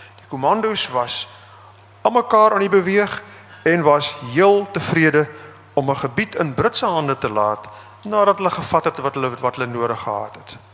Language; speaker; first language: Afrikaans; native; Afrikaans